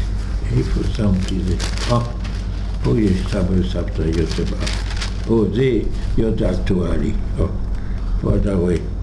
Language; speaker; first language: Hebrew; non-native, fluent; German